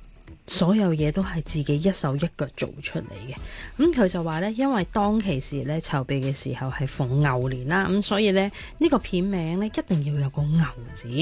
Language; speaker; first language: Cantonese; native; Cantonese